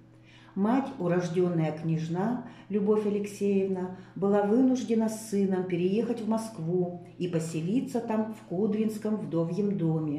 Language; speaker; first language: Russian; native; Russian